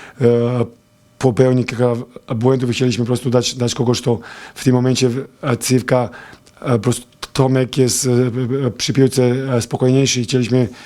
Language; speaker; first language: Polish; non-native, fluent; Serbian